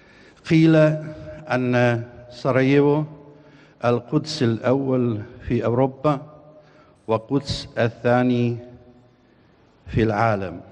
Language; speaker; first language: Arabic; non-native, fluent; Bosnian